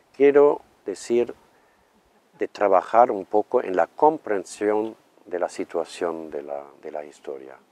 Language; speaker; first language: Spanish; non-native, fluent; German